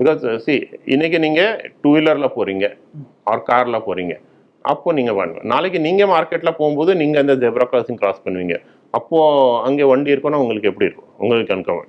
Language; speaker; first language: Tamil; non-native, fluent; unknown